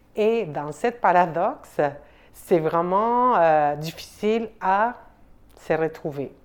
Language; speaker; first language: French; non-native, fluent; Spanish